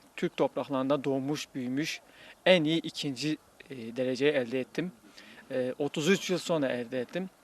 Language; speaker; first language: Turkish; native; Turkish